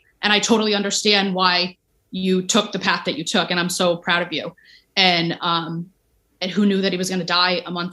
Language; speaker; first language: English; native; English